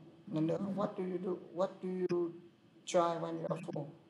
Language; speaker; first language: English; non-native, fluent; Vietnamese